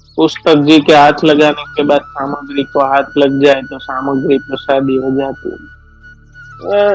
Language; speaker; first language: Hindi; non-native, local second language; Gujarati